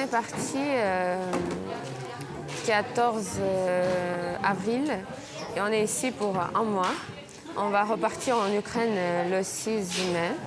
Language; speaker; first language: French; non-native, fluent; Ukrainian